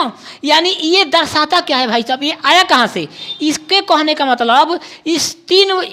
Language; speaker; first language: Hindi; non-native, local second language; Bhojpuri